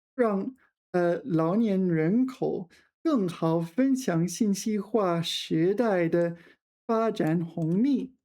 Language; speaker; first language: Chinese; non-native, fluent; English